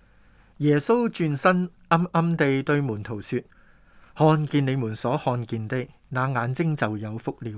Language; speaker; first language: Chinese; non-native, local second language; Cantonese